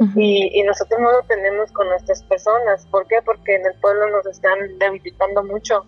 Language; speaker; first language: Spanish; non-native, local second language; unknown